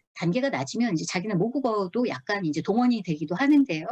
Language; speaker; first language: Korean; native; Korean